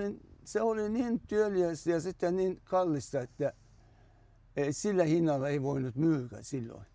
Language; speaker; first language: Finnish; non-native, fluent; Turkish